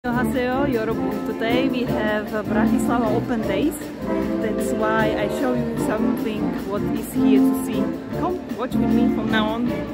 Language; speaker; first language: English; non-native, learner; Slovak